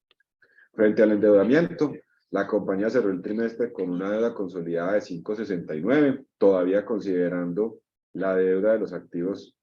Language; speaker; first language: Spanish; native; Spanish